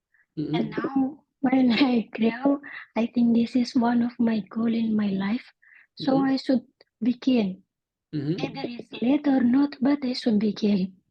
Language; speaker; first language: English; non-native, learner; Indonesian